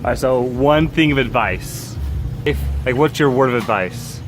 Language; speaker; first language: English; native; English